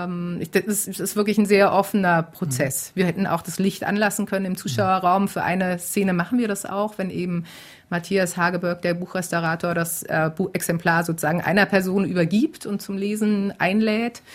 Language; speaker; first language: German; native; German